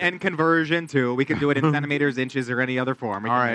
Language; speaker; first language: English; native; English